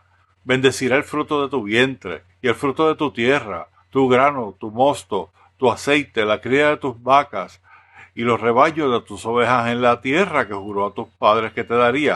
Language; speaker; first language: Spanish; native; Spanish